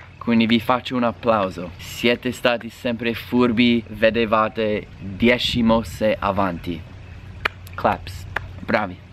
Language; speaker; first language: Italian; non-native, fluent; English